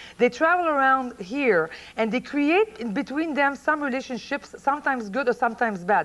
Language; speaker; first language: English; non-native, fluent; French